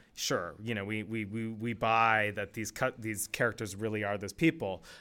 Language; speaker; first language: English; native; English